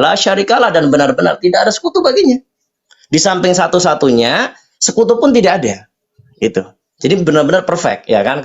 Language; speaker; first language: Indonesian; native; Indonesian